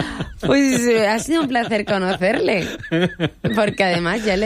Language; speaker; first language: Spanish; native; Spanish